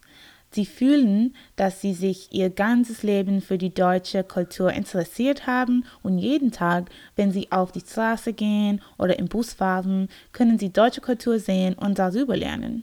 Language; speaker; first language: German; non-native, learner; English